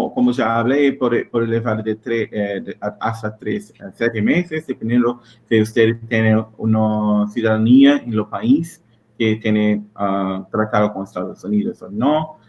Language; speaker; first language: Spanish; non-native, learner; Portuguese